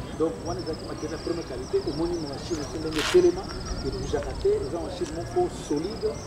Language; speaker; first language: French; non-native, local second language; Kongo